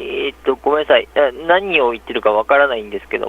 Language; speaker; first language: Japanese; native; Japanese